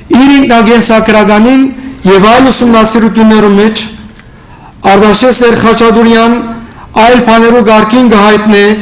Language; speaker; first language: Armenian; native; Armenian